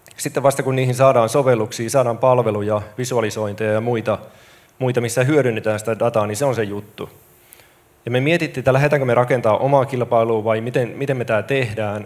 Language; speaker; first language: Finnish; native; Finnish